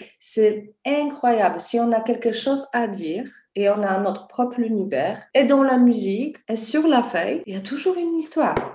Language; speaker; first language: French; non-native, fluent; Polish